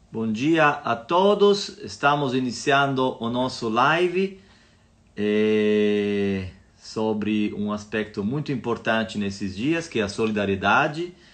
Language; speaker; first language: Portuguese; non-native, fluent; Italian